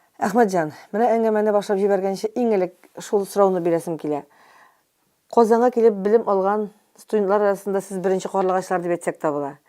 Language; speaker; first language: Tatar; native; Tatar